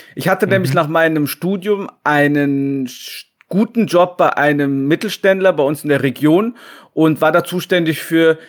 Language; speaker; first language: German; native; German